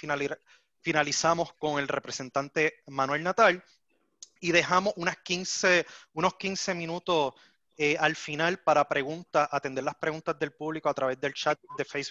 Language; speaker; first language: Spanish; native; Spanish